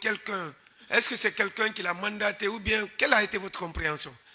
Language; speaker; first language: French; native; French